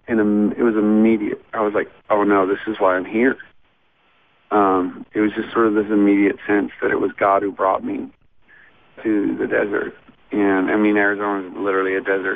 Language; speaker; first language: English; native; English